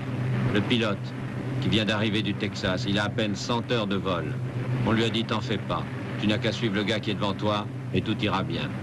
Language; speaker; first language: French; native; French